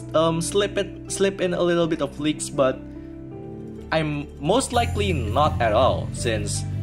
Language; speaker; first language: English; non-native, fluent; Indonesian